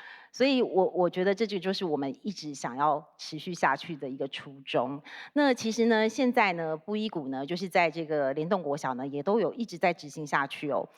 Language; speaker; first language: Chinese; native; Chinese